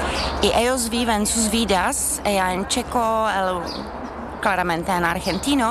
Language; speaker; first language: Spanish; non-native, learner; Czech